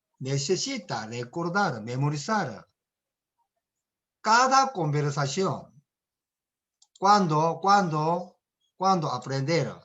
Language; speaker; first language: Spanish; non-native, learner; Korean